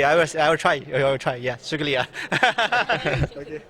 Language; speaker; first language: English; non-native, learner; Chinese